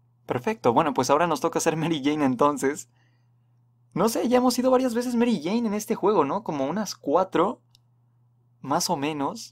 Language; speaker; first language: Spanish; native; Spanish